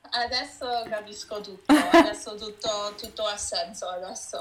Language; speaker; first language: Italian; early bilingual, heritage; Italian